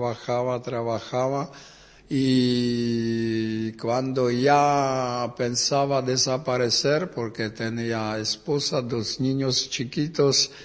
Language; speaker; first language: Spanish; non-native, learner; Czech